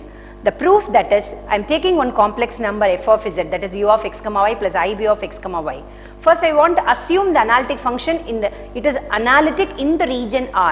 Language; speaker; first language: English; non-native, local second language; Tamil